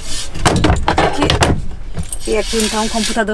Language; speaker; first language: Portuguese; native; Portuguese